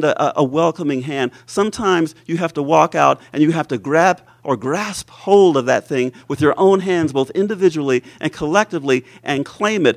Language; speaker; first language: English; native; English